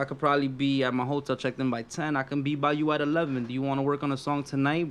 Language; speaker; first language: English; early bilingual, other home language; Spanish